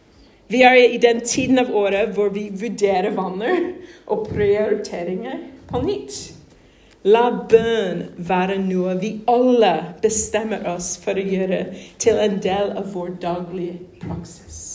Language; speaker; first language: Norwegian; non-native, fluent; English